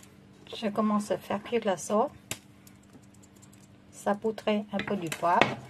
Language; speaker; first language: French; non-native, fluent; Vietnamese